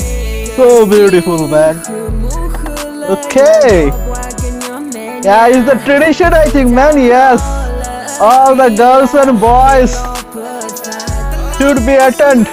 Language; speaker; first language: English; non-native, learner; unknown